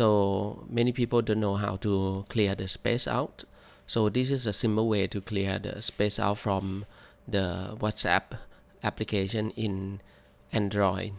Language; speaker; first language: English; non-native, fluent; Thai